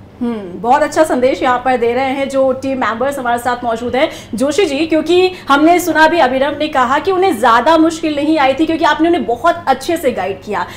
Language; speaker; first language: Hindi; native; Hindi